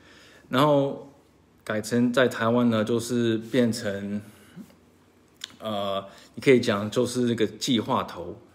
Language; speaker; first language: Chinese; early bilingual, heritage; Chinese